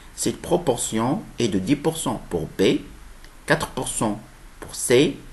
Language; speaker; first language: French; non-native, local second language; Arabic